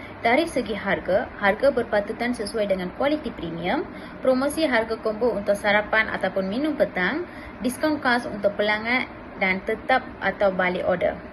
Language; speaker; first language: Malay; non-native, local second language; Tamil